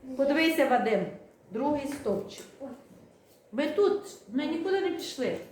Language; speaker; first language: Ukrainian; native; Ukrainian